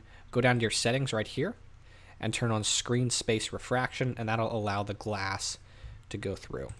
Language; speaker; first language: English; native; English